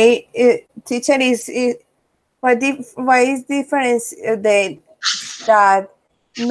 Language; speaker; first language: English; non-native, learner; Spanish